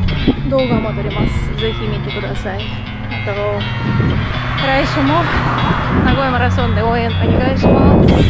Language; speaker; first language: Japanese; non-native, learner; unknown